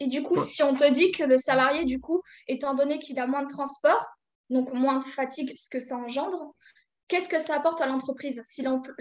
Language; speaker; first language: French; native; French